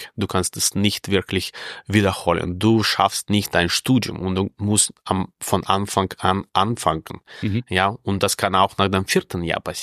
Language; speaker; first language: German; non-native, fluent; Russian